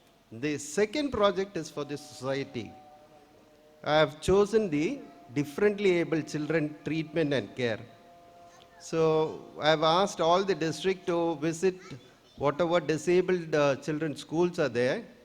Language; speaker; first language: English; non-native, local second language; Malayalam